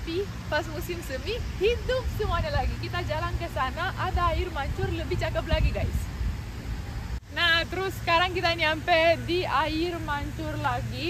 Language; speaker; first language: Indonesian; non-native, fluent; Romanian